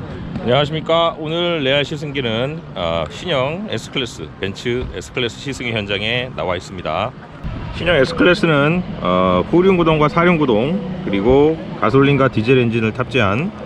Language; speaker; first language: Korean; native; Korean